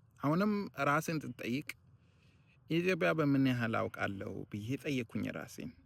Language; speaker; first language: Amharic; non-native, local second language; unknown